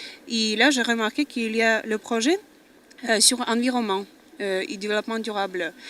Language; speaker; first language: French; non-native, fluent; Russian